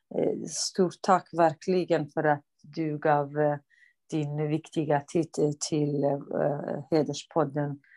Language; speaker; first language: Swedish; non-native, fluent; Kurdish